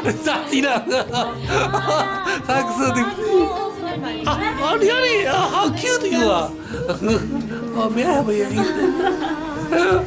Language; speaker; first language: English; non-native, learner; Japanese